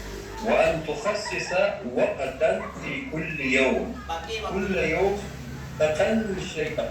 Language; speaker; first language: Arabic; non-native, fluent; Chechen